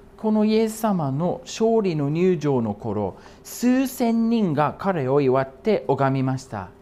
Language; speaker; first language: Japanese; non-native, fluent; English